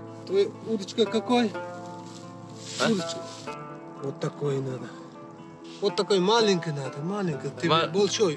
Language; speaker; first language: Russian; non-native, learner; Uzbek